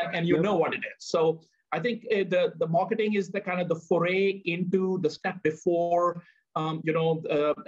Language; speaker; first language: English; non-native, local second language; Punjabi